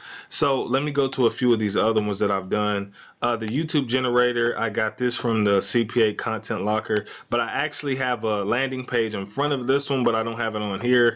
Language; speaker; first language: English; native; English